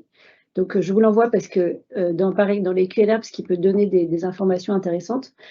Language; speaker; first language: French; native; French